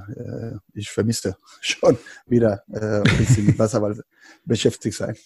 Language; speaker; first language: German; non-native, learner; Spanish